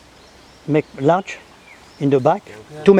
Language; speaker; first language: English; non-native, learner; French